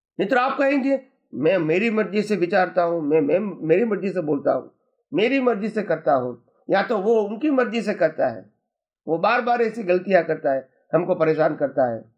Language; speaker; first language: Hindi; non-native, local second language; Gujarati